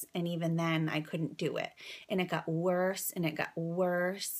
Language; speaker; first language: English; native; English